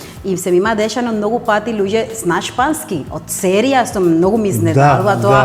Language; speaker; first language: Macedonian; non-native, learner; Spanish